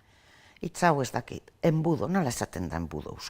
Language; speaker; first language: Basque; non-native, local second language; Spanish